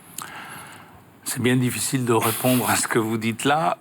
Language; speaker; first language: French; native; French